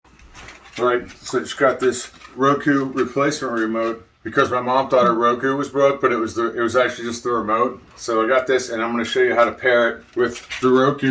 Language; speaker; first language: English; native; English